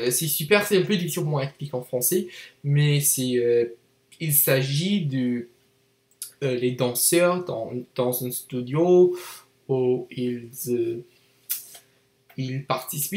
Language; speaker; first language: French; non-native, learner; English